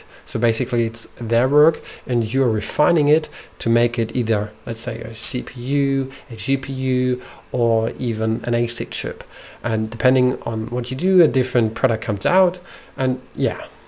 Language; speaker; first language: English; non-native, fluent; German